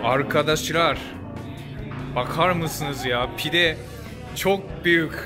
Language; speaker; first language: Turkish; non-native, fluent; Japanese